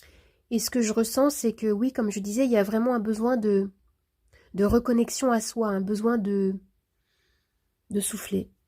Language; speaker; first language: French; native; French